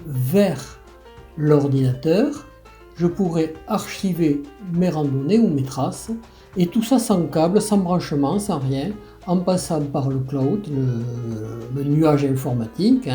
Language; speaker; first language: French; native; French